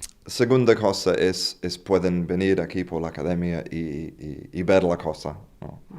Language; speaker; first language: Spanish; non-native, fluent; English